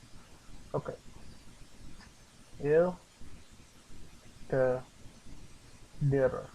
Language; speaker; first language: Spanish; non-native, learner; English